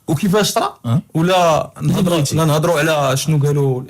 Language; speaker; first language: Arabic; native; Arabic